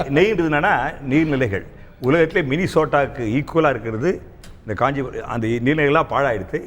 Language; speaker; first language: Tamil; native; Tamil